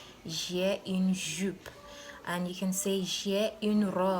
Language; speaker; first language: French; non-native, fluent; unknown